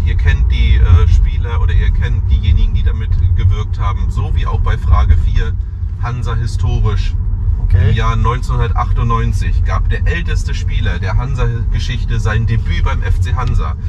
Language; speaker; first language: German; native; German